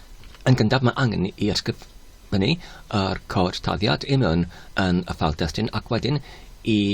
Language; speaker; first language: Welsh; non-native, fluent; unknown